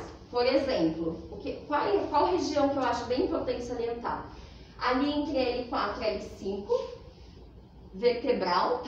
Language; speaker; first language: Portuguese; native; Portuguese